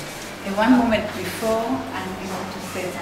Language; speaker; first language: English; non-native, fluent; Hebrew